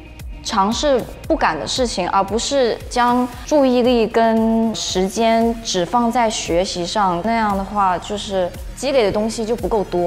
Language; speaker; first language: Chinese; native; Chinese